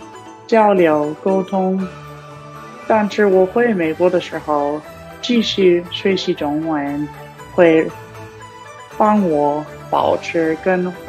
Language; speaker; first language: Chinese; non-native, learner; English